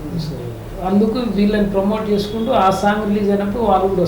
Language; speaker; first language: Telugu; native; Telugu